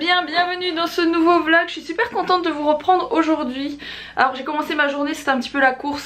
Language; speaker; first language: French; native; French